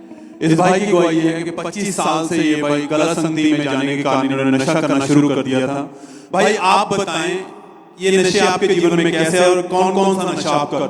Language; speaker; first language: Hindi; native; Hindi